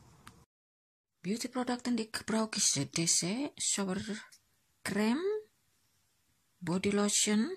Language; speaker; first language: Dutch; non-native, learner; Indonesian